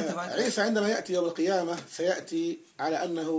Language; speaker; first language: Arabic; native; Arabic